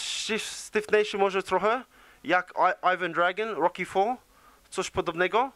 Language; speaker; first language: Polish; early bilingual, heritage; English